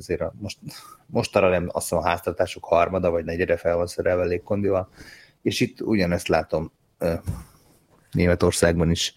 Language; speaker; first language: Hungarian; native; Hungarian